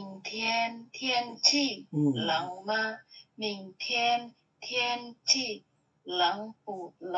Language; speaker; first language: Chinese; non-native, learner; Indonesian